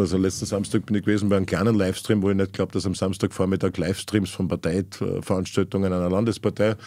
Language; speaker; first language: German; native; German